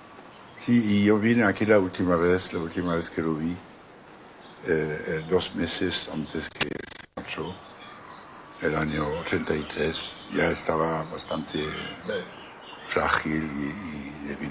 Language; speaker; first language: Spanish; non-native, fluent; French